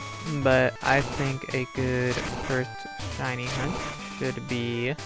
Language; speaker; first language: English; native; English